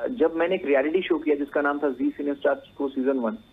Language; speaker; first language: Hindi; native; Hindi